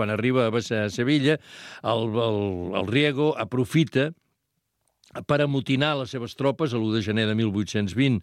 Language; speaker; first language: Catalan; native; Catalan